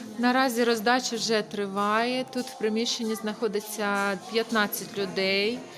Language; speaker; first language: Ukrainian; native; Ukrainian